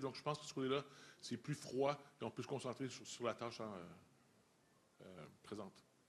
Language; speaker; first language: French; native; French